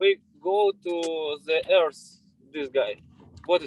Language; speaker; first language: English; non-native, learner; Russian